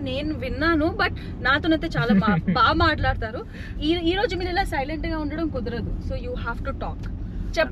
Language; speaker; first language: Telugu; native; Telugu